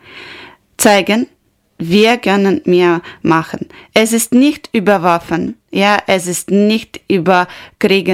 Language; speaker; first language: German; non-native, learner; Ukrainian